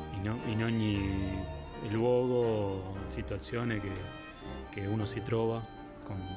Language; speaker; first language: Italian; non-native, learner; Spanish